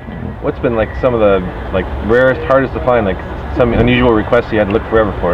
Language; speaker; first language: English; native; English